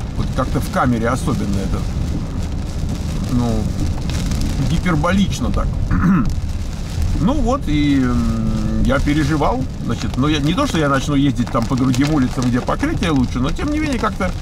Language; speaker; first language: Russian; native; Russian